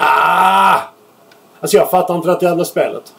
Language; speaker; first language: Swedish; native; Swedish